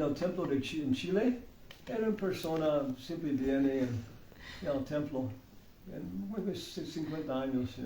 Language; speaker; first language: Spanish; non-native, learner; English